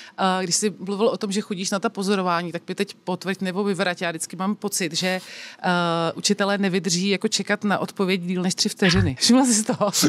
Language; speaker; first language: Czech; native; Czech